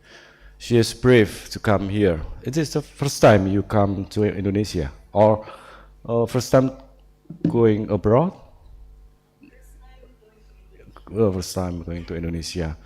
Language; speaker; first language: English; non-native, learner; Indonesian